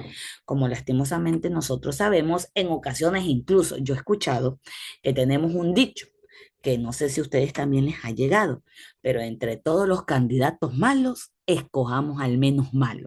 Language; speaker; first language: Spanish; native; Spanish